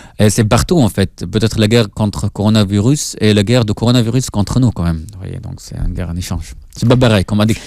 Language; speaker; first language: French; non-native, fluent; Arabic